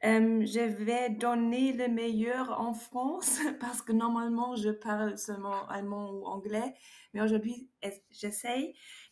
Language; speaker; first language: French; non-native, learner; German